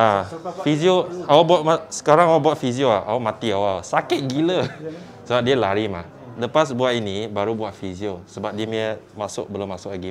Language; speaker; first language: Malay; non-native, local second language; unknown